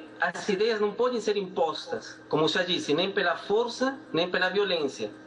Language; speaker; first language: Portuguese; non-native, fluent; Spanish